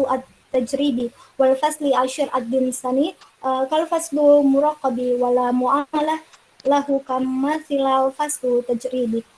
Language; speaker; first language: Arabic; non-native, learner; Indonesian